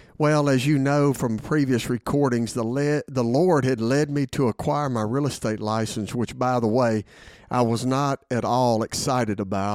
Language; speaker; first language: English; native; English